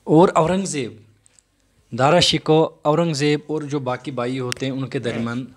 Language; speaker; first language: Hindi; native; Hindi